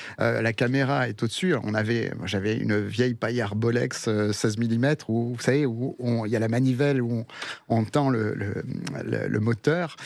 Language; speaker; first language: French; early bilingual, other home language; Spanish